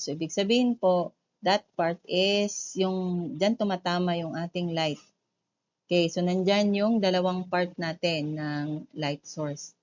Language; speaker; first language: Filipino; native; Filipino